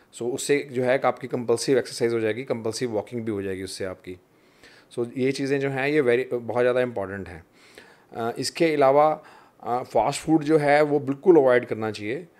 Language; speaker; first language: Hindi; non-native, local second language; Punjabi